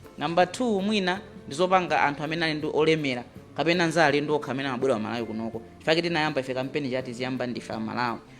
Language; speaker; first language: Nyanja; native; Nyanja